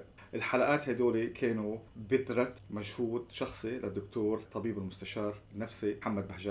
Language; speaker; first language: Arabic; native; Arabic